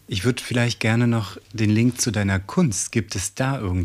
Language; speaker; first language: German; native; German